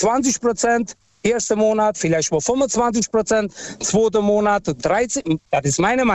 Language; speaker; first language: German; non-native, fluent; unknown